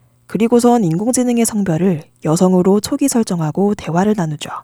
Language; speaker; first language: Korean; native; Korean